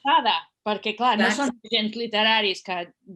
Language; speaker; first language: Catalan; non-native, fluent; English